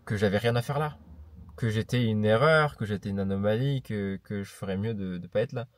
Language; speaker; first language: French; native; French